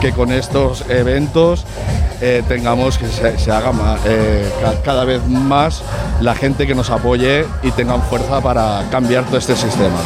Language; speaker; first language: Spanish; native; Spanish